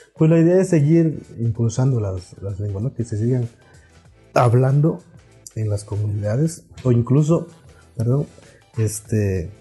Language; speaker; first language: Spanish; non-native, local second language; Zapotec